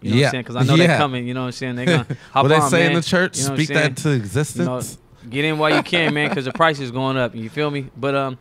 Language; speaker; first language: English; native; English